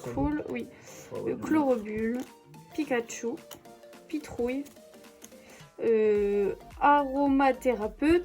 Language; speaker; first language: French; native; French